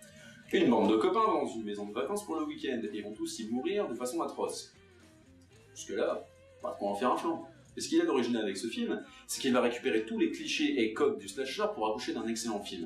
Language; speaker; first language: French; native; French